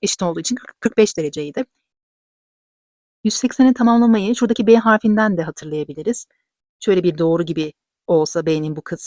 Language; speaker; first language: Turkish; native; Turkish